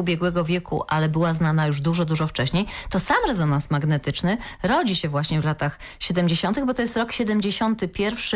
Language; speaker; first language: Polish; native; Polish